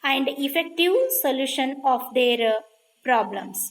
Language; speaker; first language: English; non-native, local second language; Kannada